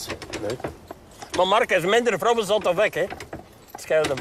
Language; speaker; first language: Dutch; native; Dutch